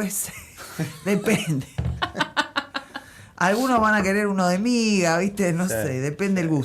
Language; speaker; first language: Spanish; native; Spanish